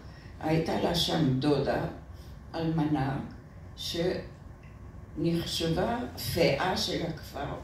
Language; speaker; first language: Hebrew; non-native, fluent; French